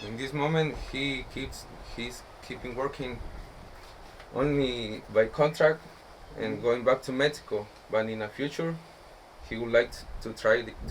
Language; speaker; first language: English; non-native, learner; Spanish